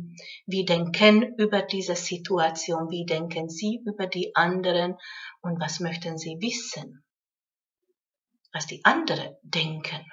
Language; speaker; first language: German; non-native, fluent; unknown